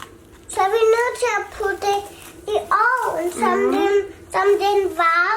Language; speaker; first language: Danish; early bilingual, other home language; Filipino